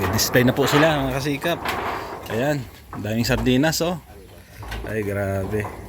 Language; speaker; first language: Filipino; non-native, local second language; Hiligaynon